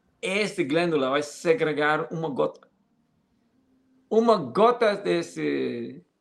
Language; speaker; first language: Portuguese; non-native, fluent; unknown